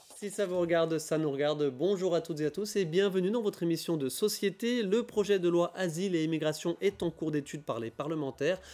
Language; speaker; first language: French; native; French